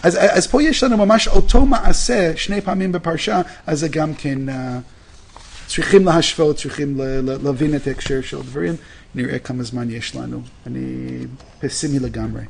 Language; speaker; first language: Hebrew; non-native, fluent; English